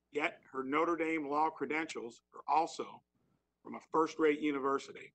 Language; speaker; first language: English; native; English